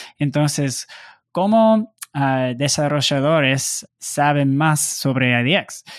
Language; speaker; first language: Spanish; non-native, learner; English